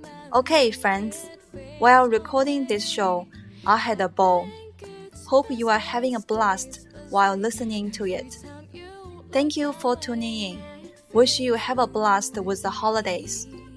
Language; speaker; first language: English; non-native, fluent; Chinese